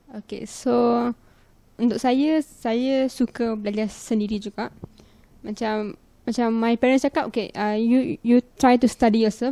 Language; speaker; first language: Malay; non-native, local second language; Punjabi